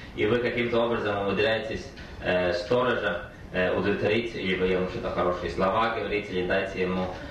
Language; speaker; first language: Russian; native; Russian